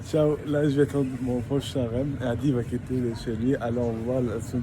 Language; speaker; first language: French; native; French